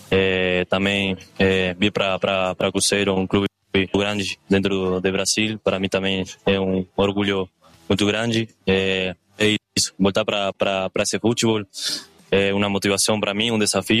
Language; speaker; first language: Portuguese; non-native, learner; Spanish